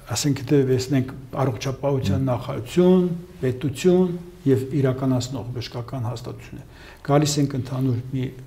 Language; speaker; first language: Armenian; native; Armenian